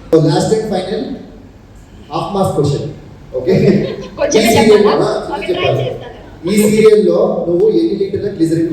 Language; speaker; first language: Telugu; native; Telugu